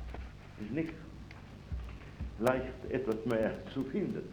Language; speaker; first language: German; non-native, fluent; Italian